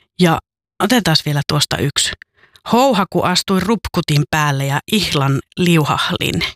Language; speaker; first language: Finnish; native; Finnish